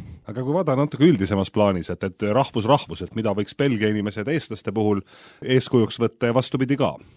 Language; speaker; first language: Estonian; native; Estonian